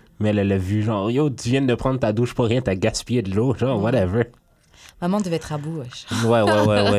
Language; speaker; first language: French; native; French